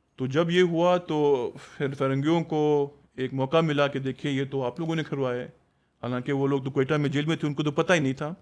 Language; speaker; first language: Urdu; non-native, local second language; Pashto